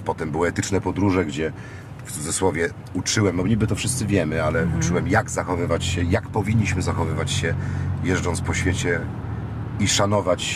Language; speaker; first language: Polish; native; Polish